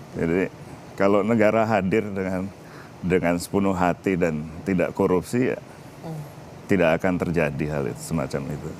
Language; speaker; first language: Indonesian; native; Indonesian